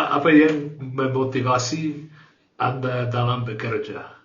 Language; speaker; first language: Indonesian; non-native, learner; English